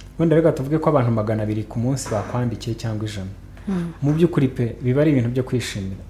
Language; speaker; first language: Kinyarwanda; native; Kinyarwanda